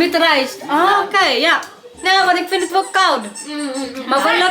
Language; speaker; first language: Dutch; non-native, learner; Waray